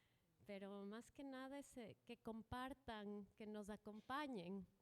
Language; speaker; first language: Spanish; native; Spanish